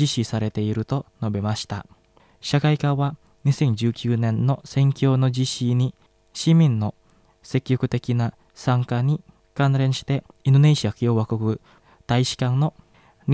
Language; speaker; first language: Japanese; non-native, fluent; Indonesian